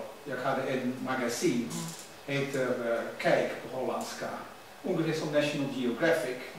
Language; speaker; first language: Swedish; non-native, learner; Dutch